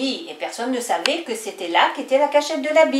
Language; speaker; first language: French; native; French